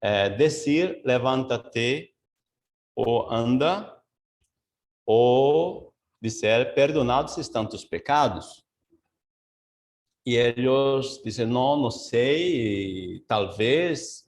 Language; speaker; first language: Portuguese; non-native, fluent; Spanish